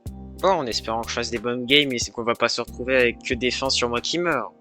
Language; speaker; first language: French; native; French